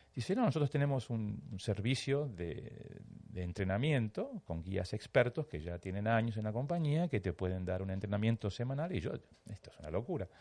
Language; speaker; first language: Spanish; native; Spanish